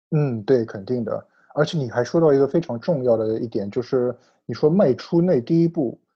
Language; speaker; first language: Chinese; early bilingual, heritage; Chinese